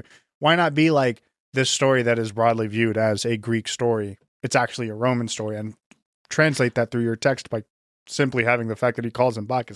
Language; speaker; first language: English; native; English